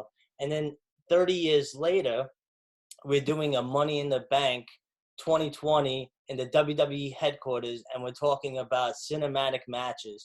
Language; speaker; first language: English; native; English